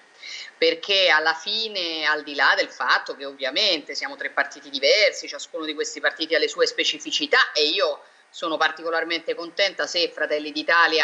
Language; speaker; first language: Italian; native; Italian